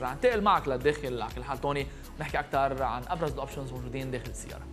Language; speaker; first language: Arabic; native; Arabic